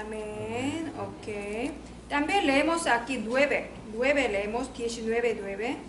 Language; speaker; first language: Spanish; non-native, learner; Korean